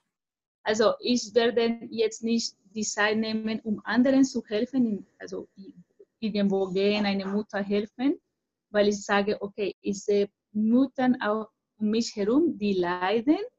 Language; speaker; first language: German; non-native, fluent; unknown